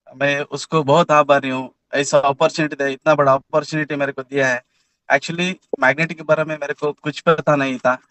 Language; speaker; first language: Hindi; non-native, local second language; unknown